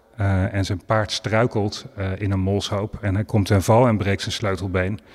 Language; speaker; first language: Dutch; native; Dutch